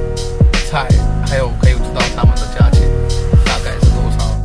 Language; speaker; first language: Chinese; non-native, fluent; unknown